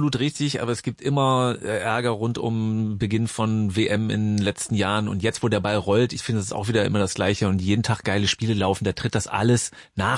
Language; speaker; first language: German; native; German